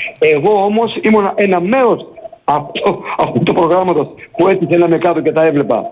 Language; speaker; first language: Greek; early bilingual, heritage; Greek